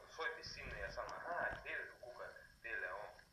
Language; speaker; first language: Finnish; non-native, learner; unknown